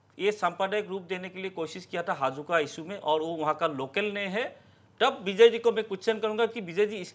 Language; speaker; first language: Hindi; non-native, local second language; Assamese